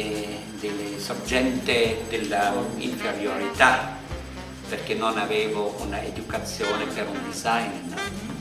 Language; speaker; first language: Italian; non-native, learner; German